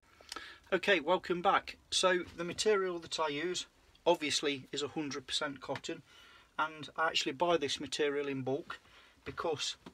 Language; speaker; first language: English; native; English